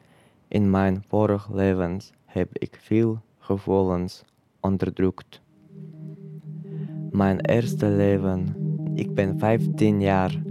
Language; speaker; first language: Dutch; non-native, learner; Chechen